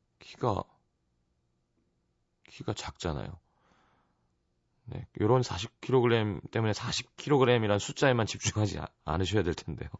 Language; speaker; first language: Korean; native; Korean